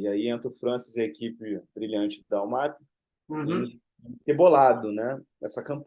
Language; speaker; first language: Portuguese; native; Portuguese